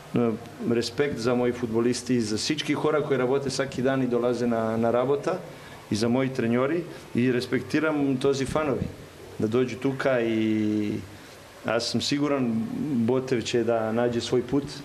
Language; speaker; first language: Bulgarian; non-native, learner; Serbian